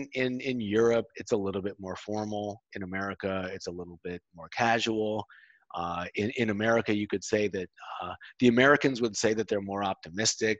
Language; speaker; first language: English; native; English